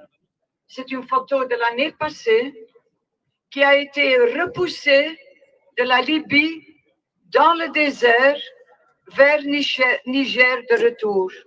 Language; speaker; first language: French; non-native, local second language; Dutch